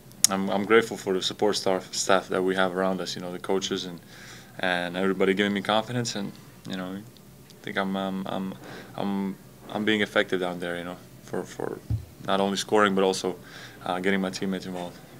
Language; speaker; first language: English; non-native, fluent; Latvian